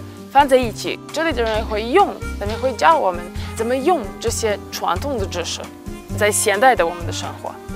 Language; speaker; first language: Chinese; non-native, fluent; Serbian